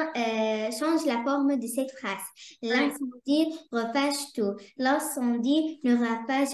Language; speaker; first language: French; non-native, learner; Arabic